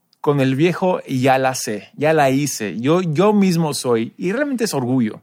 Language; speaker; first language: Spanish; early bilingual, other home language; English